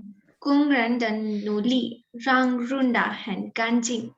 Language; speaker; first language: Chinese; non-native, learner; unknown